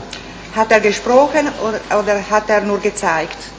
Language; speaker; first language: German; non-native, fluent; Italian